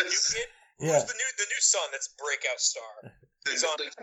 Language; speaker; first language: English; native; English